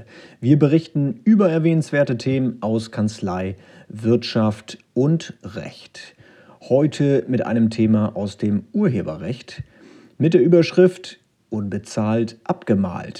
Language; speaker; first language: German; native; German